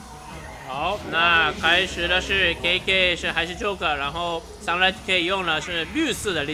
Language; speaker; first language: Chinese; non-native, fluent; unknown